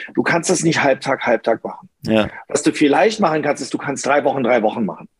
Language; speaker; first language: German; non-native, local second language; English